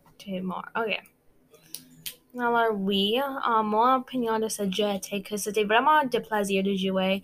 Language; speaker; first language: French; non-native, learner; English